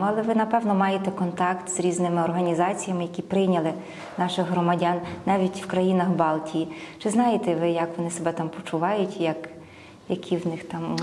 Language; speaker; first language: Ukrainian; native; Ukrainian